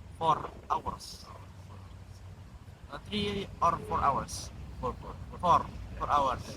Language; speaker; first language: English; non-native, learner; Indonesian